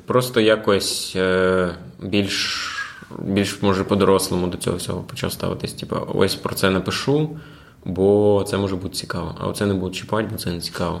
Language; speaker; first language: Ukrainian; non-native, local second language; Russian